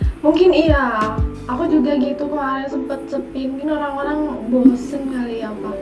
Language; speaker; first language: Indonesian; native; Indonesian